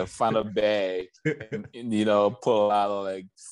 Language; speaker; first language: English; native; English